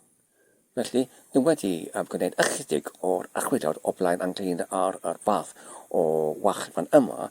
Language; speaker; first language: Welsh; non-native, learner; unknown